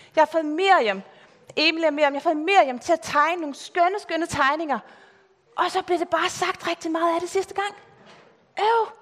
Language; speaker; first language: Danish; native; Danish